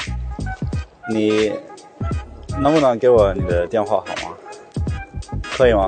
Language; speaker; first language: Chinese; non-native, learner; Japanese